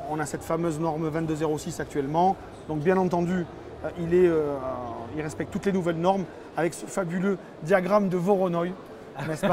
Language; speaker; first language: French; native; French